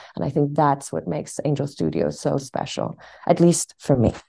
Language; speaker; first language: English; non-native, fluent; Persian